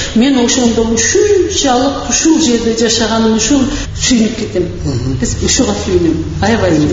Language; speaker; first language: Kyrgyz; non-native, local second language; Karachay-Balkar